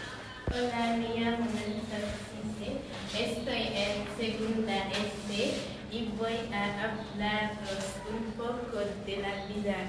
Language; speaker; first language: Spanish; non-native, learner; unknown